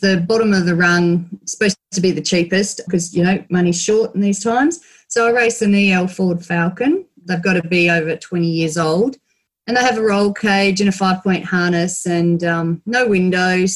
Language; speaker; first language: English; native; English